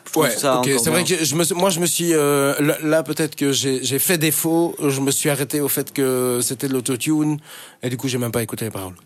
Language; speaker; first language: French; native; French